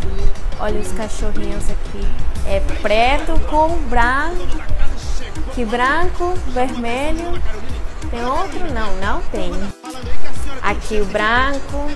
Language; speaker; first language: Portuguese; non-native, fluent; Spanish